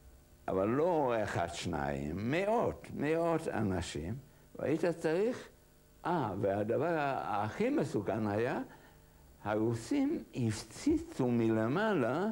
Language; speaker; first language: Hebrew; non-native, fluent; Hungarian